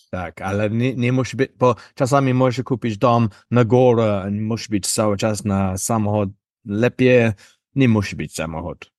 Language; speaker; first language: Polish; non-native, learner; English